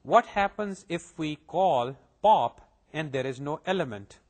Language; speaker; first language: English; non-native, local second language; Urdu